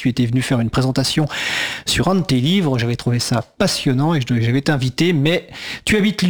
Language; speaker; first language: French; native; French